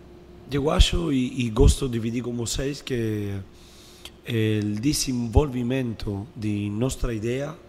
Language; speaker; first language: Portuguese; non-native, learner; Spanish